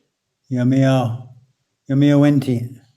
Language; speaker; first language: Chinese; non-native, fluent; English